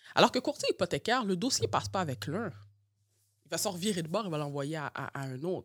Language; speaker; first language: French; early bilingual, other home language; Haitian Creole